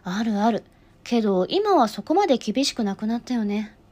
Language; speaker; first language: Japanese; non-native, fluent; Chinese